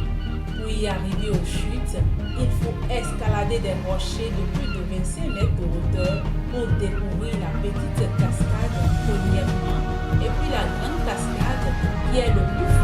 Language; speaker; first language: French; native; French